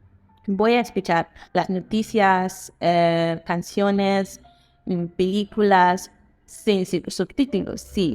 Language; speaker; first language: Spanish; non-native, fluent; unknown